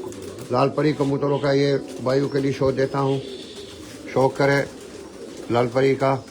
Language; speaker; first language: Hindi; non-native, learner; Arabic